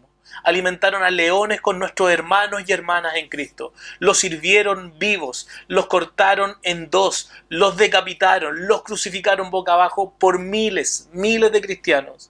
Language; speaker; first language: Spanish; native; Spanish